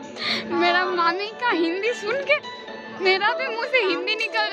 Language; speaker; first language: Hindi; non-native, local second language; Bangla